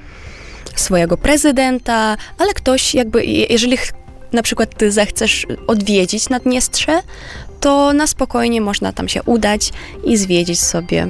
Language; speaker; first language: Polish; non-native, fluent; Romanian